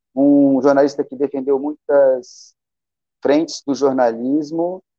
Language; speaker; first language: Portuguese; native; Portuguese